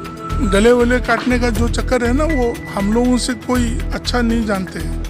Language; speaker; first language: Hindi; non-native, local second language; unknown